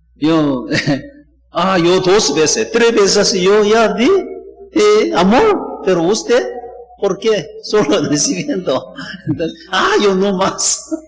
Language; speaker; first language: Spanish; non-native, learner; Korean